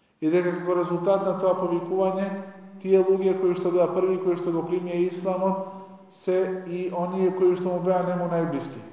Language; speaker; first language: Macedonian; non-native, local second language; Albanian